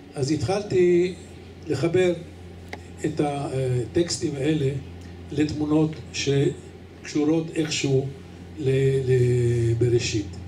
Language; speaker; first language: Hebrew; native; Hebrew